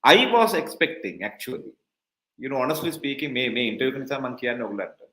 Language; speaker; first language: English; non-native, local second language; Tamil